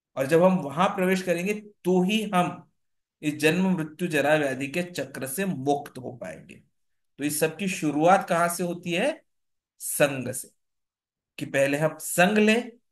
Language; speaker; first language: Hindi; non-native, local second language; Marathi